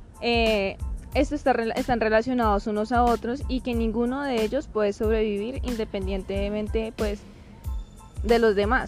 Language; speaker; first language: Spanish; native; Spanish